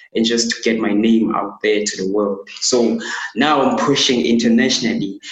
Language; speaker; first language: English; non-native, local second language; Xhosa